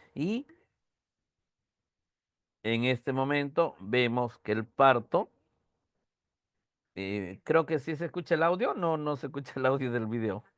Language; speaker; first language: Spanish; native; Spanish